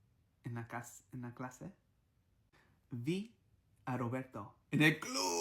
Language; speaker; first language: Spanish; early bilingual, heritage; English